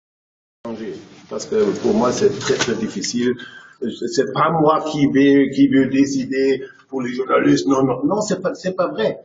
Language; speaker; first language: French; non-native, fluent; German